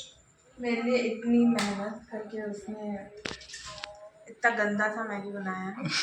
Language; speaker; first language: Hindi; non-native, local second language; Telugu